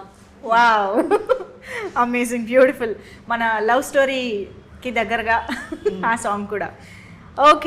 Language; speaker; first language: Telugu; native; Telugu